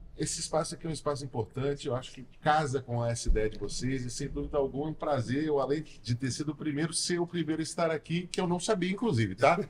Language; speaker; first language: Portuguese; native; Portuguese